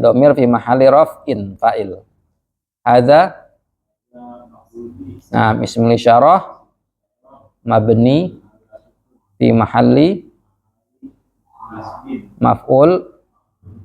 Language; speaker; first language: Arabic; non-native, fluent; Indonesian